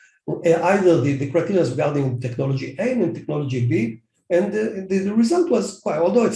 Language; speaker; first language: English; non-native, fluent; Hebrew